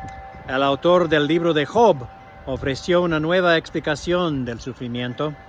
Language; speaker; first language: Spanish; non-native, fluent; English